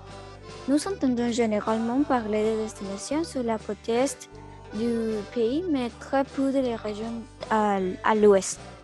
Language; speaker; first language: French; non-native, learner; Spanish